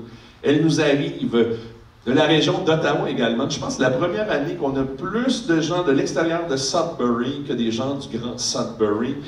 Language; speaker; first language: French; native; French